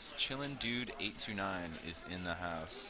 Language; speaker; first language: English; native; English